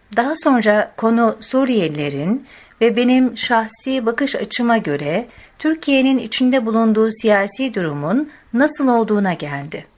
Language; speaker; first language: Turkish; non-native, fluent; Arabic